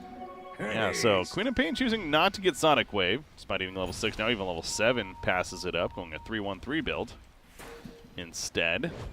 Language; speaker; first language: English; native; English